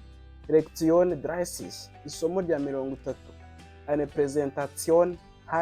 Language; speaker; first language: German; non-native, fluent; Kinyarwanda